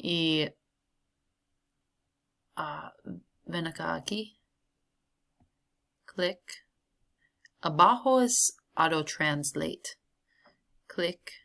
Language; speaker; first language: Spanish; non-native, learner; English